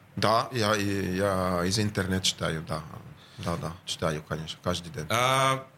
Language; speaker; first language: Russian; non-native, fluent; Finnish